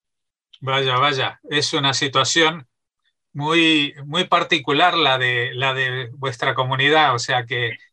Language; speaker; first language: Spanish; native; Spanish